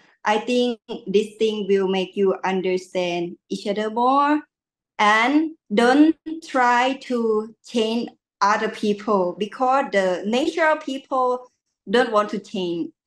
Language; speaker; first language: English; non-native, learner; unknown